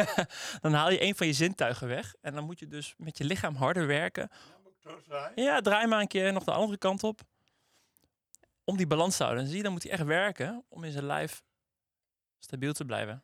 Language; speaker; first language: Dutch; native; Dutch